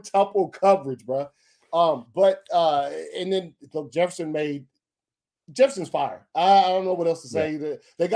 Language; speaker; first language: English; native; English